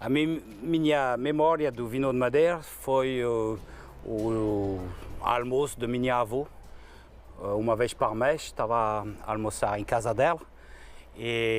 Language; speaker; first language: Portuguese; non-native, learner; French